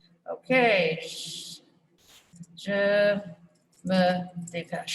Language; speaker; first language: French; non-native, fluent; English